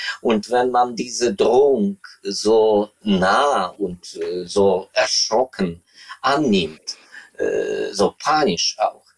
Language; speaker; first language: German; non-native, fluent; Ukrainian